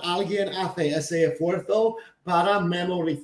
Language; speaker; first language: Spanish; non-native, fluent; English